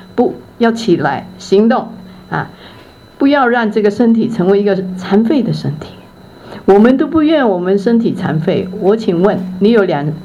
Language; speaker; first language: Chinese; non-native, local second language; Cantonese